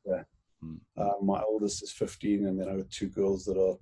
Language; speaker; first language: English; native; English